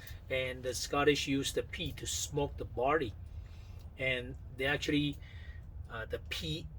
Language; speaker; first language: English; non-native, fluent; Chinese